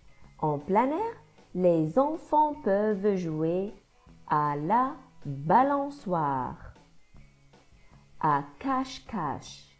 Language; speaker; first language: French; non-native, local second language; Arabic